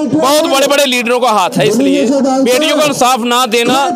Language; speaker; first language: Hindi; native; Hindi